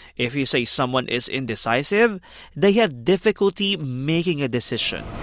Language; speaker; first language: English; non-native, fluent; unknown